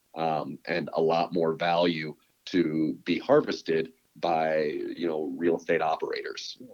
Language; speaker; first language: English; native; English